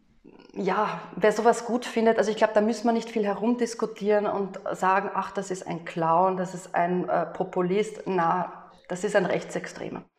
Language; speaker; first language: German; native; German